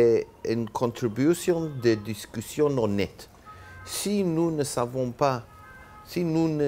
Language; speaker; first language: French; non-native, learner; Hebrew